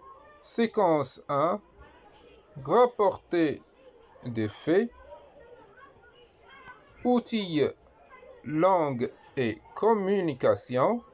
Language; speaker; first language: French; non-native, local second language; Arabic